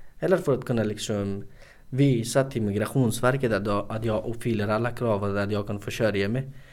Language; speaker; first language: Swedish; non-native, fluent; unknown